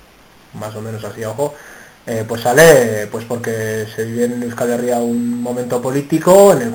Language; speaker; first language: Spanish; native; Spanish